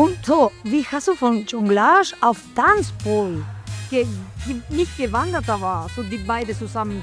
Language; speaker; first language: German; non-native, learner; Spanish